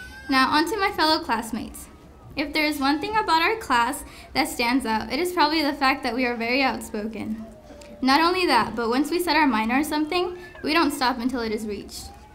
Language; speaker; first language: English; early bilingual, other home language; Spanish